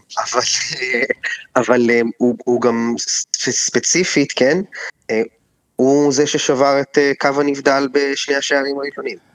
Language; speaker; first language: Hebrew; native; Hebrew